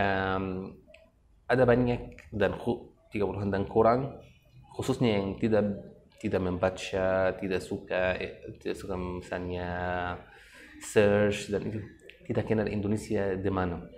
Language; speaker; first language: Indonesian; non-native, fluent; Arabic